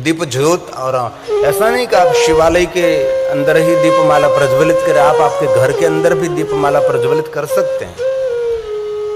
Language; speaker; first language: Hindi; non-native, local second language; Gujarati